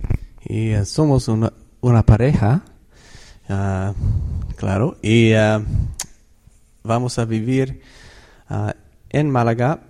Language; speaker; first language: Spanish; non-native, fluent; English